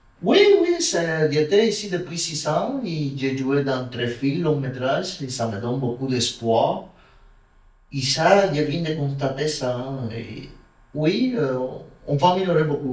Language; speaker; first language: French; non-native, learner; Spanish